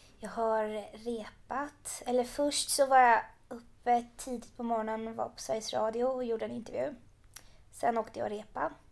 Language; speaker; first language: Swedish; early bilingual, other home language; Persian